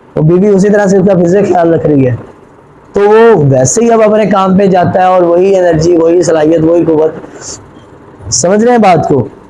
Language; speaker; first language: Urdu; non-native, local second language; Punjabi